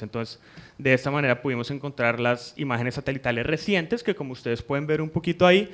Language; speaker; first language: Spanish; native; Spanish